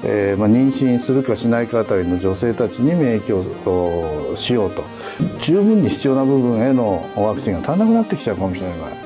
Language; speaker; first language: Japanese; native; Japanese